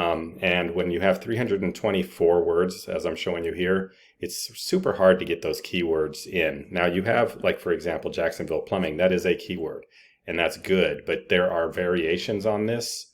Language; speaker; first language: English; native; English